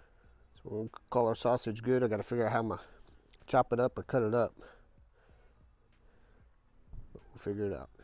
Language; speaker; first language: English; native; English